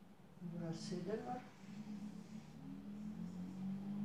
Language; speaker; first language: Turkish; non-native, learner; Russian